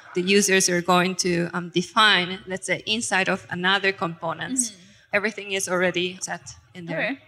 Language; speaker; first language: English; non-native, fluent; Japanese